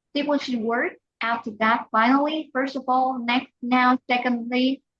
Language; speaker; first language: English; non-native, fluent; Vietnamese